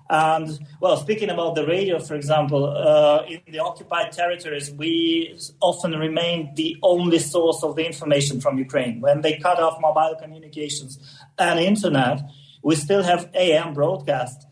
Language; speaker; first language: English; non-native, fluent; Russian